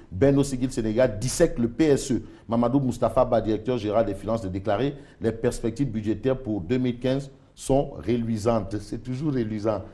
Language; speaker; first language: French; non-native, local second language; Wolof